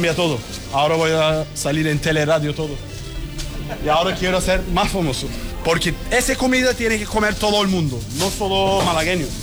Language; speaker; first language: Spanish; non-native, learner; Turkish